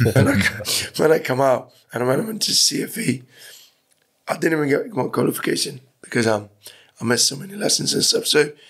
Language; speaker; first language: English; early bilingual, other home language; Persian